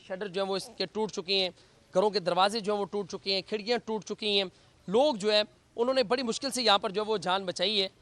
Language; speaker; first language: Urdu; native; Urdu